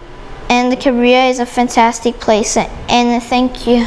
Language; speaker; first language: English; non-native, learner; Korean